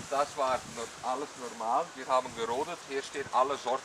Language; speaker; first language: German; non-native, learner; Dutch